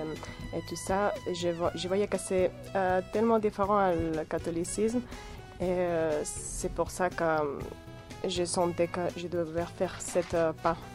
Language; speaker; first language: French; non-native, fluent; Catalan